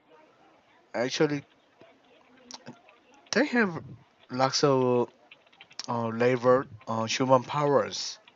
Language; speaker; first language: English; non-native, learner; Korean